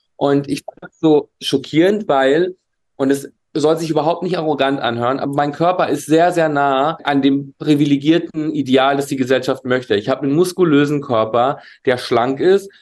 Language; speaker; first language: German; native; German